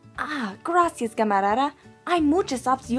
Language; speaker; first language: Spanish; non-native, learner; English